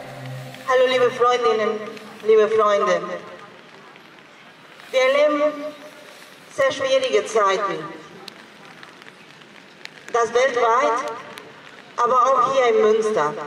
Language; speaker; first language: German; non-native, fluent; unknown